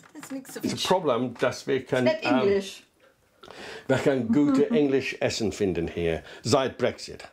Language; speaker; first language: German; non-native, learner; English